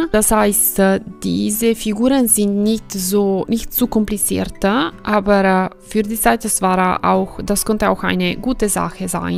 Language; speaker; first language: German; non-native, fluent; Italian